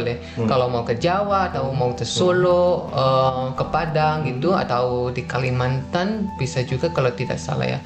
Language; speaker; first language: Indonesian; non-native, fluent; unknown